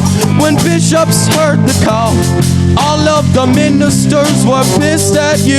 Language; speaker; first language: English; native; English